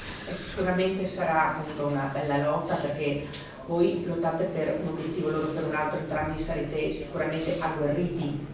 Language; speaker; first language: Italian; native; Italian